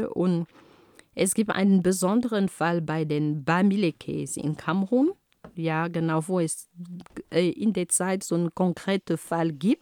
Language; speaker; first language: German; non-native, fluent; Ghomala